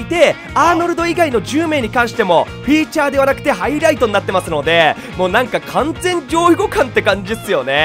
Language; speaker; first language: Japanese; native; Japanese